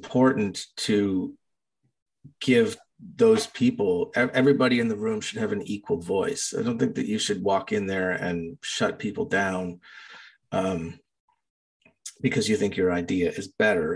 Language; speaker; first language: English; native; English